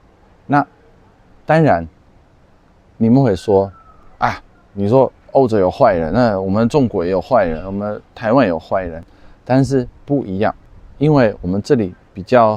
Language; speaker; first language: Chinese; non-native, fluent; Dutch